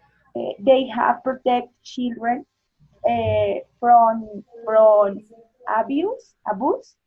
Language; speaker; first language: English; non-native, learner; Spanish